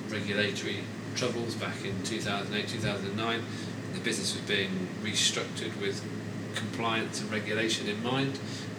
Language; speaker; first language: English; native; English